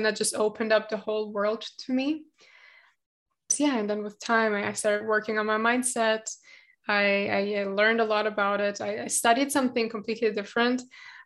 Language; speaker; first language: English; non-native, fluent; German